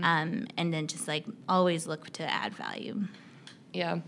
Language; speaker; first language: English; native; English